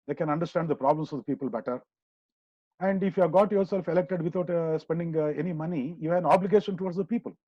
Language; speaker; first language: English; non-native, local second language; Kannada